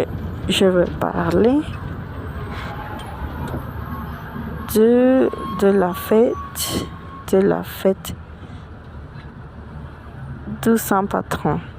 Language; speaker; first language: French; non-native, learner; Spanish